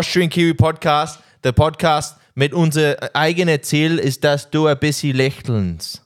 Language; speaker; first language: German; non-native, learner; English